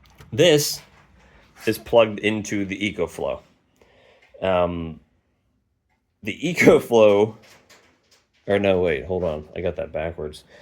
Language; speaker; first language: English; native; English